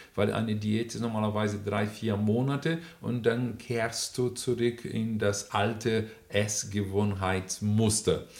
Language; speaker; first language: German; non-native, fluent; Portuguese